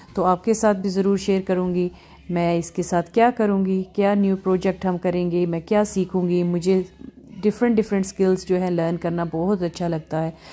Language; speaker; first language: Hindi; native; Hindi